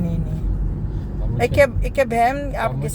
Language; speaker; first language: Dutch; non-native, learner; Filipino